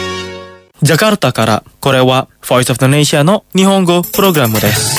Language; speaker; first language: Japanese; non-native, fluent; Indonesian